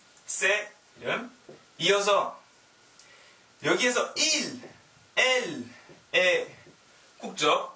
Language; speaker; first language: Korean; non-native, learner; French